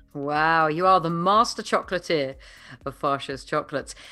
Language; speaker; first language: English; native; English